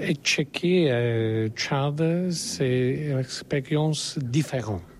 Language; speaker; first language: French; non-native, learner; Polish